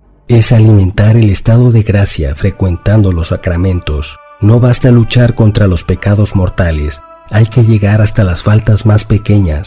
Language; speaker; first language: Spanish; native; Spanish